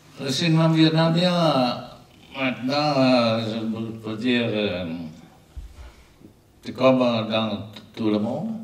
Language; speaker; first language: French; non-native, learner; Vietnamese